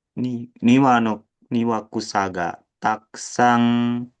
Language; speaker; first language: Japanese; non-native, learner; Indonesian